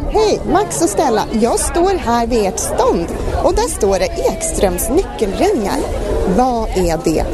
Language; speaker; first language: Swedish; native; Swedish